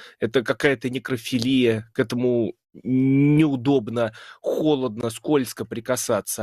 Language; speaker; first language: Russian; native; Russian